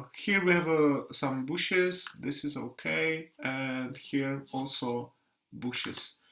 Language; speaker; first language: English; non-native, fluent; Czech